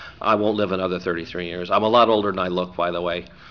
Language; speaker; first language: English; native; English